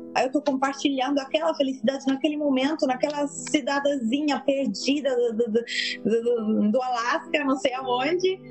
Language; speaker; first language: Portuguese; non-native, fluent; Italian